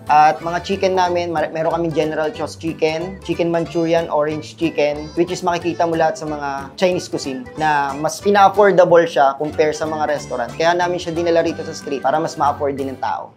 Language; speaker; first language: Filipino; native; Filipino